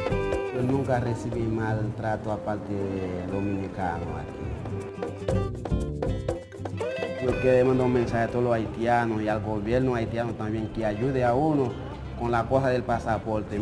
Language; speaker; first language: Spanish; non-native, learner; Haitian Creole